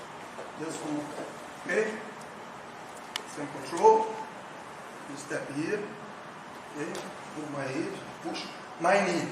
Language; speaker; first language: English; non-native, learner; Portuguese